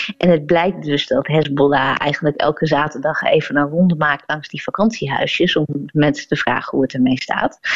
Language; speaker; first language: Dutch; native; Dutch